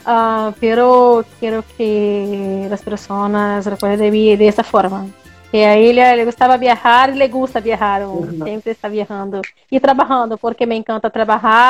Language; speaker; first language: Spanish; non-native, fluent; Portuguese